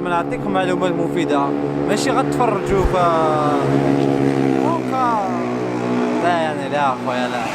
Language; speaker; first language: Arabic; native; Arabic